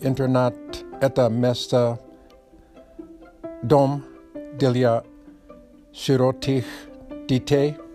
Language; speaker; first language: Russian; non-native, learner; Polish